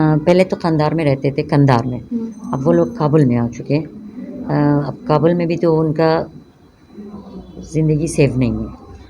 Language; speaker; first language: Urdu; non-native, local second language; Persian